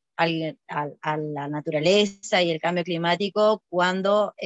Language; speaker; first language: Spanish; native; Spanish